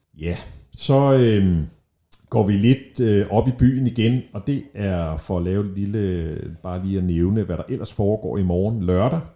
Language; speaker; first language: Danish; native; Danish